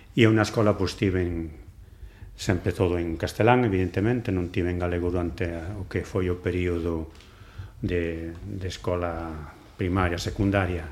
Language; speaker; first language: Galician; non-native, local second language; Spanish